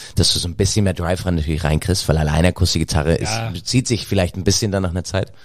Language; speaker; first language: German; native; German